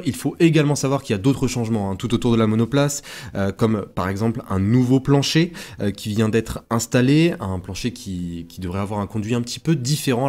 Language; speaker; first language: French; native; French